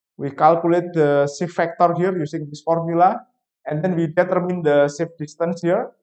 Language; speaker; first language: English; non-native, fluent; Indonesian